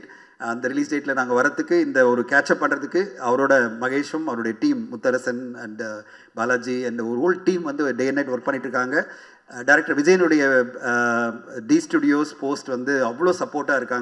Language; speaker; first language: Tamil; native; Tamil